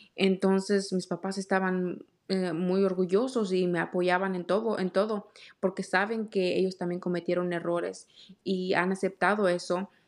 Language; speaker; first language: Spanish; native; Spanish